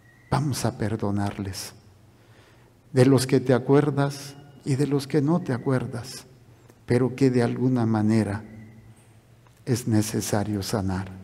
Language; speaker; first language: Spanish; native; Spanish